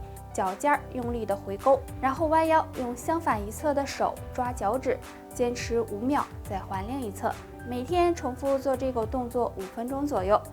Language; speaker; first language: Chinese; native; Chinese